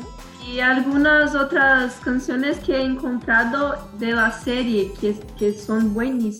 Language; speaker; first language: Spanish; non-native, learner; Portuguese